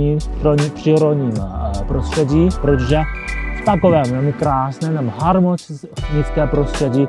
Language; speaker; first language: Czech; non-native, learner; Chinese